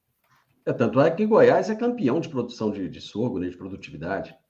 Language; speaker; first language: Portuguese; native; Portuguese